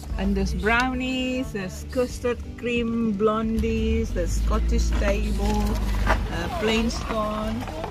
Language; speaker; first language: English; non-native, fluent; Indonesian